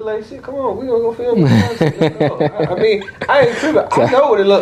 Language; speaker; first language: English; native; English